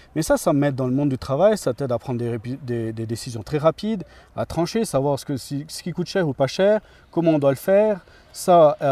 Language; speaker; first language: French; native; French